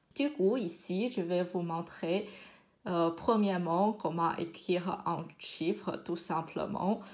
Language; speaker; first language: French; non-native, fluent; Chinese